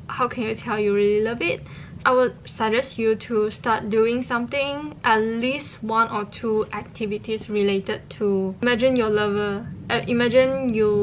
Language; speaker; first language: English; non-native, local second language; Chinese